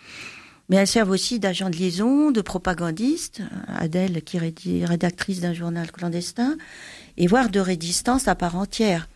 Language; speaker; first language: French; native; French